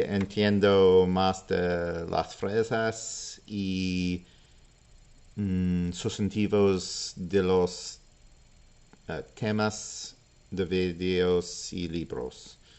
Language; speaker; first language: Spanish; non-native, learner; English